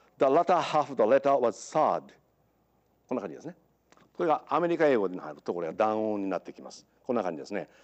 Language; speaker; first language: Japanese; native; Japanese